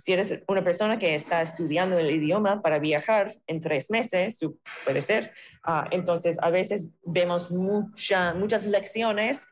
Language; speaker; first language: Spanish; non-native, fluent; English